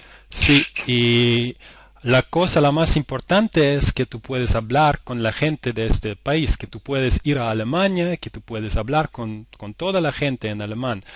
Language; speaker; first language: Spanish; non-native, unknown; German